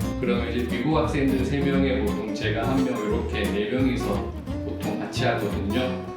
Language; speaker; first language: Korean; native; Korean